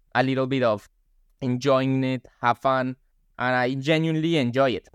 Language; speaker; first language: English; non-native, fluent; Spanish